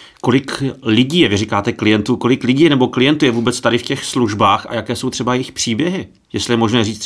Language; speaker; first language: Czech; native; Czech